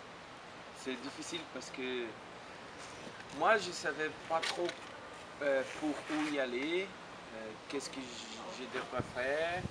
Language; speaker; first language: French; non-native, fluent; Portuguese